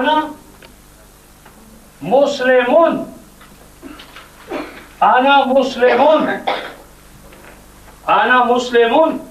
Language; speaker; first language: Arabic; non-native, fluent; Urdu